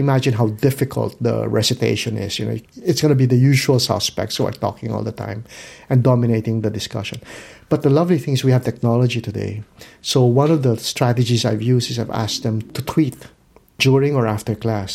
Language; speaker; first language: English; non-native, local second language; Filipino